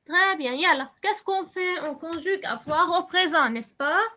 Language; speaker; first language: French; non-native, local second language; Arabic